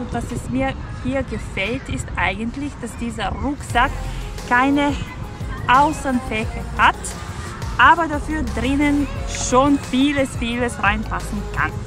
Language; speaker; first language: German; non-native, fluent; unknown